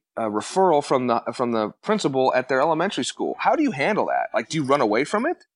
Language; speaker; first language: English; native; English